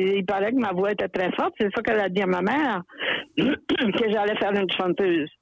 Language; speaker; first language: French; native; French